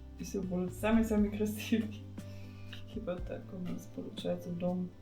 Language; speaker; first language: Russian; non-native, learner; German